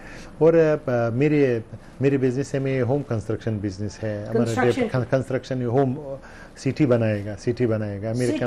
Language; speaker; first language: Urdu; non-native, learner; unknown